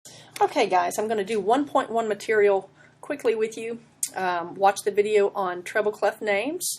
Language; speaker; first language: English; native; English